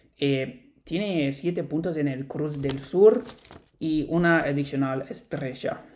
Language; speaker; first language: Spanish; non-native, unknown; English